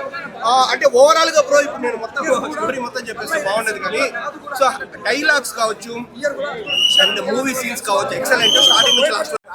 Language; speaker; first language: Telugu; native; Telugu